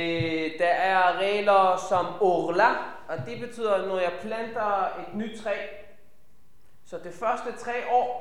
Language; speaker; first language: Danish; non-native, fluent; Hebrew